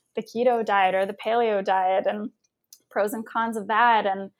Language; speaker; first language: English; native; English